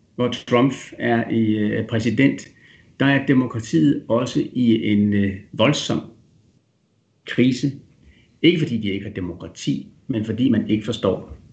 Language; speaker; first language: Danish; native; Danish